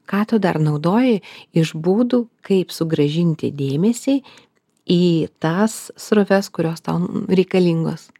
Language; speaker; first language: Lithuanian; non-native, local second language; Russian